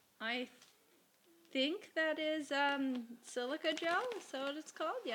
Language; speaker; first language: English; native; English